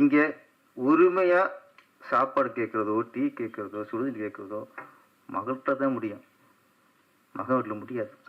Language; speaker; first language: Tamil; native; Tamil